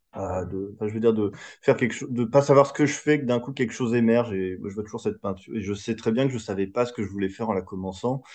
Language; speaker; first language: French; native; French